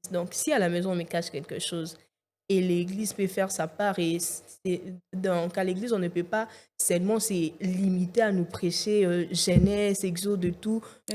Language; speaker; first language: French; non-native, local second language; Lingala